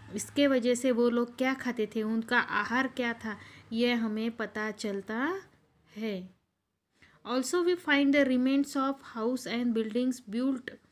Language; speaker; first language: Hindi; non-native, local second language; Marathi